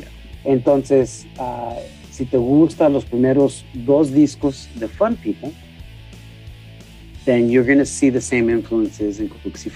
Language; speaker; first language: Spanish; early bilingual, heritage; Spanish